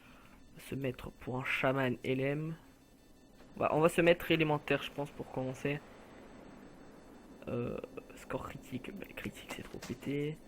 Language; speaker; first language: French; native; French